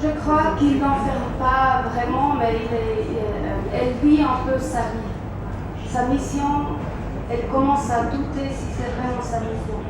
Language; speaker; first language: French; non-native, local second language; German